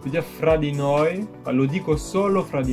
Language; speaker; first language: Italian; non-native, fluent; French